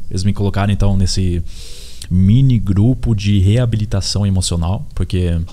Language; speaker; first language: Portuguese; early bilingual, heritage; Portuguese